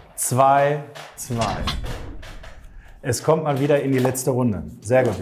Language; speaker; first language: German; native; German